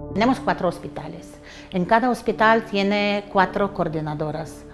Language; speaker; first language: Spanish; non-native, fluent; Ukrainian